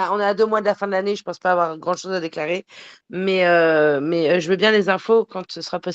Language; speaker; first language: French; native; French